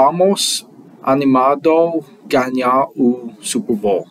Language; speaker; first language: Portuguese; non-native, learner; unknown